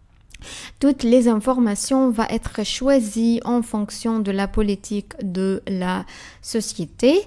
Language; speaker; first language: French; non-native, fluent; Arabic